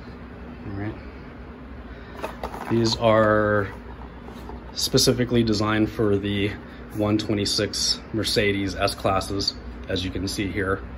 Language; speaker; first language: English; native; English